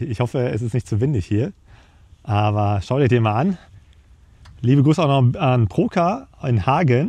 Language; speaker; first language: German; native; German